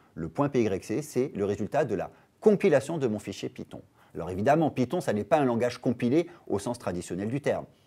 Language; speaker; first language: French; native; French